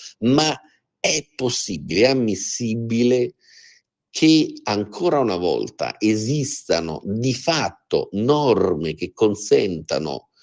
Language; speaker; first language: Italian; native; Italian